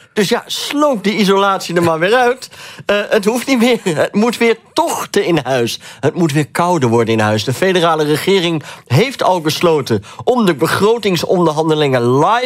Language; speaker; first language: Dutch; native; Dutch